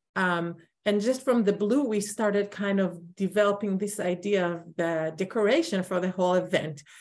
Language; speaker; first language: English; non-native, fluent; Hebrew